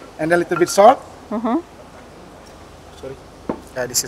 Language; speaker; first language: English; non-native, learner; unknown